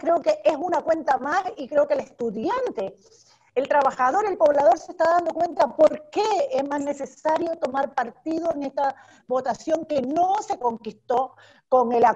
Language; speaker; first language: Spanish; native; Spanish